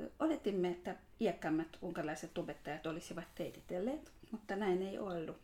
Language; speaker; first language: Finnish; non-native, fluent; Hungarian